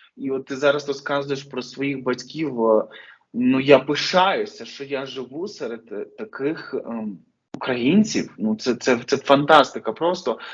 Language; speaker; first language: Ukrainian; native; Ukrainian